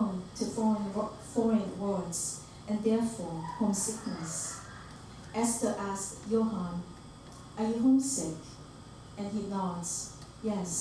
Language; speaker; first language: English; early bilingual, other home language; Korean